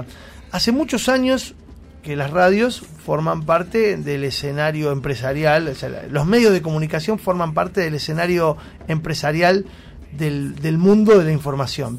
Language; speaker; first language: Spanish; native; Spanish